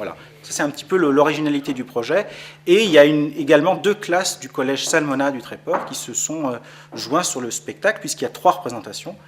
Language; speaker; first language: French; native; French